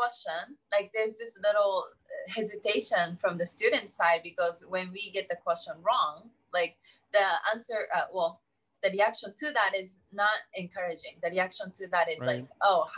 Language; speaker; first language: English; non-native, fluent; Japanese